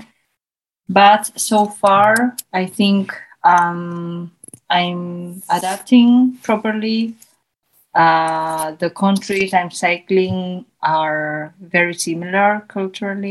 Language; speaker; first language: English; non-native, fluent; Spanish